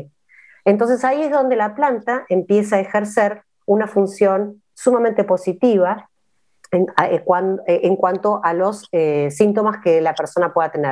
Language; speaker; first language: Spanish; native; Spanish